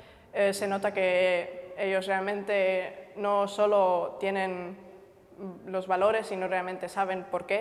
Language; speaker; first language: Spanish; non-native, fluent; German